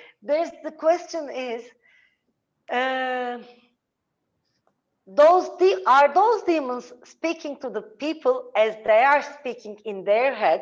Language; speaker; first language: English; non-native, learner; Turkish